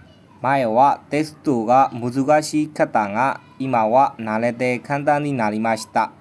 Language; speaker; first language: Japanese; non-native, learner; Burmese